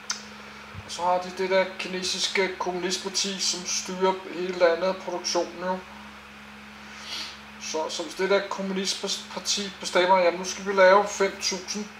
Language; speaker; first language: Danish; native; Danish